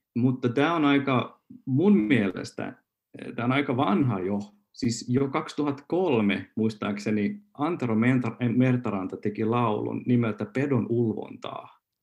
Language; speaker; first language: Finnish; non-native, local second language; Swedish